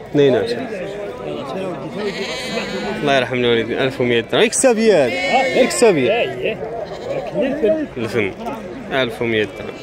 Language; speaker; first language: Arabic; native; Arabic